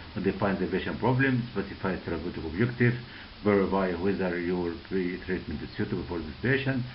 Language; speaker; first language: English; non-native, local second language; Arabic